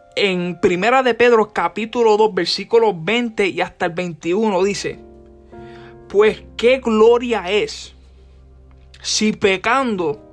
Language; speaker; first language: Spanish; early bilingual, heritage; Spanish